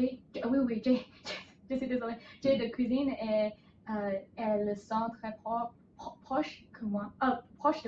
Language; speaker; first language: French; non-native, learner; Chinese